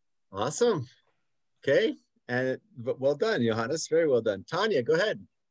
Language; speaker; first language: English; native; English